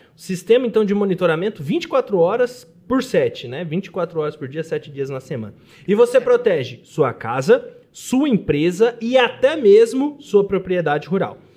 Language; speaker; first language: Portuguese; native; Portuguese